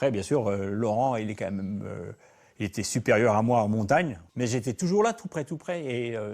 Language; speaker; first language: French; native; French